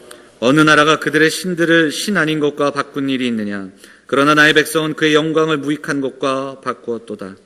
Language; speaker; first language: Korean; native; Korean